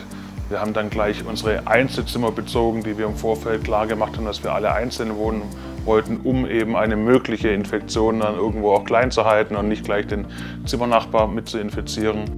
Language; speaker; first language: German; native; German